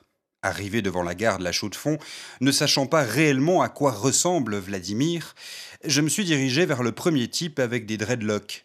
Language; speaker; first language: French; native; French